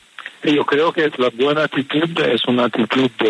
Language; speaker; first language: Spanish; non-native, fluent; Italian